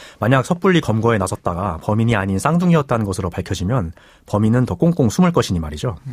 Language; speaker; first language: Korean; native; Korean